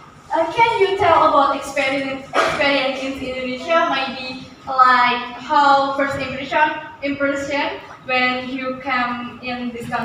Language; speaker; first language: English; non-native, learner; Indonesian